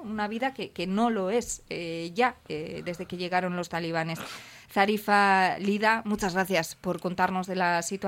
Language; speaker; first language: Spanish; native; Spanish